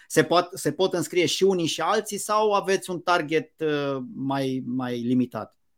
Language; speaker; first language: Romanian; native; Romanian